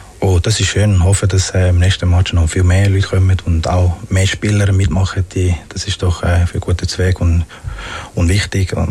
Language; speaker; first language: German; non-native, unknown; Spanish